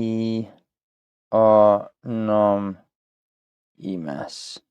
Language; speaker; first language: Japanese; non-native, learner; English